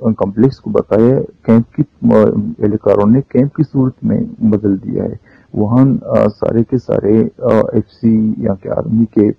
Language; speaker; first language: Urdu; non-native, local second language; Baluchi